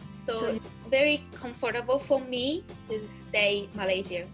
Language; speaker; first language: English; non-native, learner; Japanese